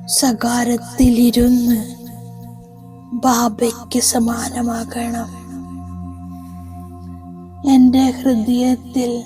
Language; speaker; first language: Malayalam; native; Malayalam